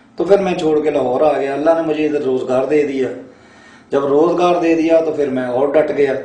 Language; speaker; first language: Urdu; non-native, local second language; Punjabi